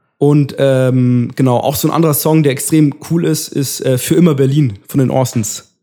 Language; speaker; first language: German; early bilingual, other home language; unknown